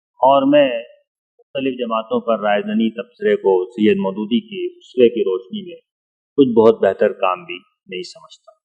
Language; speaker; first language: Urdu; native; Urdu